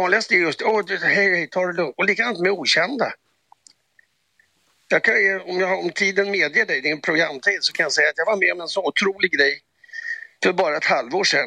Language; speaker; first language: Swedish; native; Swedish